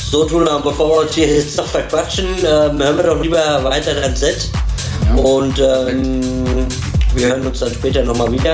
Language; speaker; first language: German; native; German